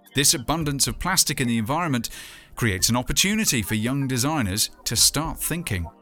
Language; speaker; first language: English; native; English